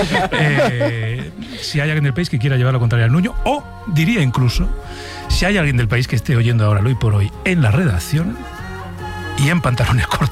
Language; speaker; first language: Spanish; native; Spanish